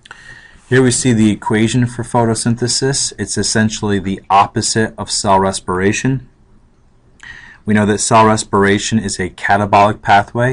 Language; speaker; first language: English; native; English